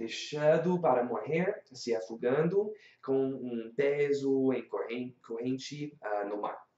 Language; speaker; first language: Portuguese; non-native, learner; English